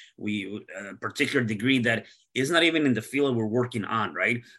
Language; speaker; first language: English; early bilingual, other home language; Spanish